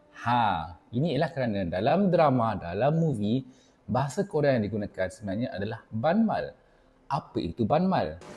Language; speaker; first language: Malay; native; Malay